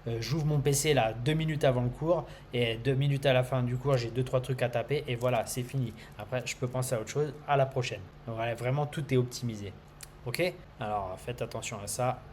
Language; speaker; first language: French; native; French